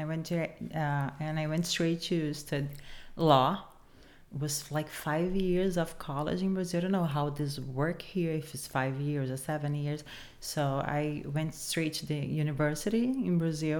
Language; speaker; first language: English; non-native, fluent; Portuguese